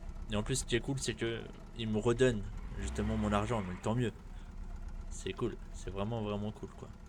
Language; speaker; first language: French; native; French